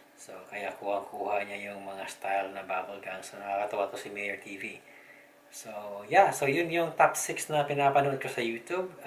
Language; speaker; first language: Filipino; non-native, local second language; Cebuano